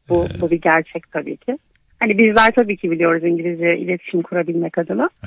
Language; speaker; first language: Turkish; native; Turkish